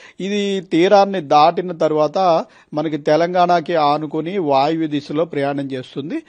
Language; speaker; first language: Telugu; native; Telugu